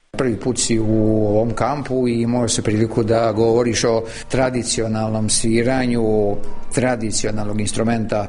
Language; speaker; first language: Serbian; early bilingual, heritage; Serbian